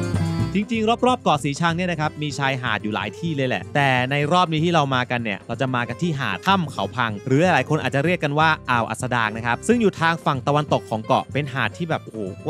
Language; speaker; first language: Thai; native; Thai